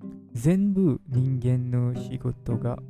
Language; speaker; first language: Japanese; non-native, fluent; English